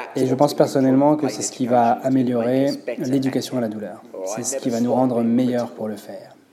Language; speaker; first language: French; non-native, fluent; English